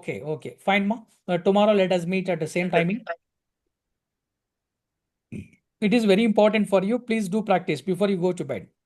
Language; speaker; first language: English; non-native, local second language; Telugu